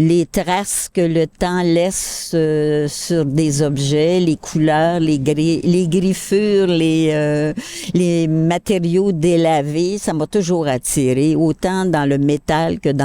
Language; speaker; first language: French; native; French